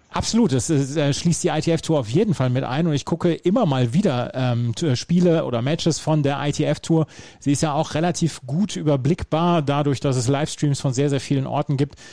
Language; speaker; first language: German; native; German